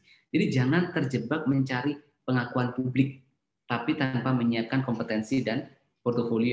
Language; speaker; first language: Indonesian; native; Indonesian